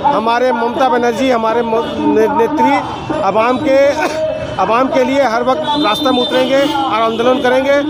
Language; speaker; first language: Hindi; native; Hindi